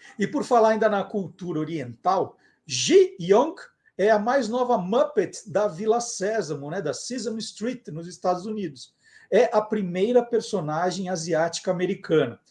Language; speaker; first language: Portuguese; native; Portuguese